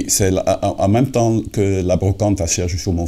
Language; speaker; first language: French; non-native, fluent; Dutch